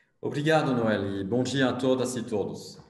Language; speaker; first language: Portuguese; non-native, fluent; French